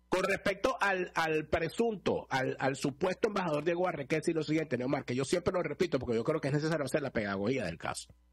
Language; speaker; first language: Spanish; native; Spanish